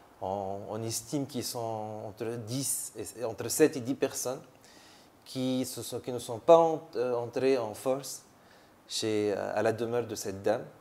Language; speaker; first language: French; non-native, local second language; Arabic